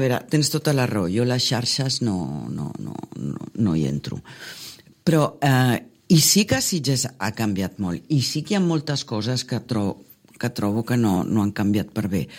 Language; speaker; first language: Catalan; non-native, fluent; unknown